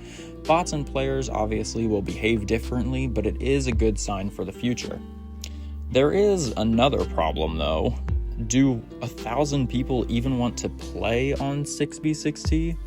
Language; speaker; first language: English; native; English